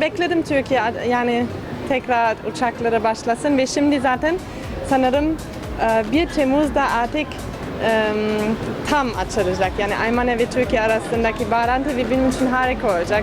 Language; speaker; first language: Turkish; non-native, fluent; German